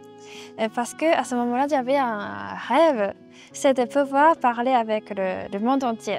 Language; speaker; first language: French; non-native, fluent; Japanese